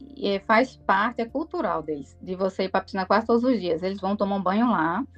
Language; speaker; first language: Portuguese; native; Portuguese